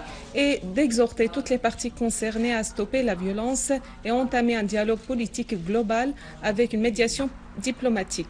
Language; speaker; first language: French; non-native, fluent; Arabic